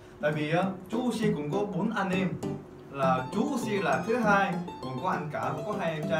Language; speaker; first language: Vietnamese; non-native, fluent; Korean